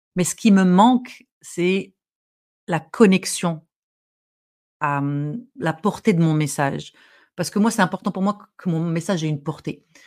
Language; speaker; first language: French; non-native, local second language; Arabic